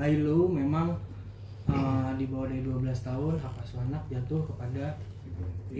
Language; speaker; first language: Indonesian; native; Indonesian